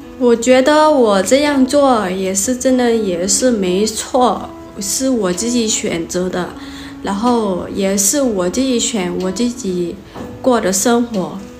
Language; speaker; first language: Chinese; non-native, fluent; Lao